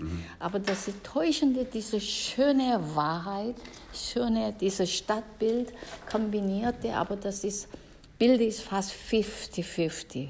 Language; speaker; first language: German; non-native, fluent; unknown